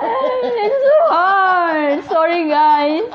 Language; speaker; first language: English; non-native, learner; Filipino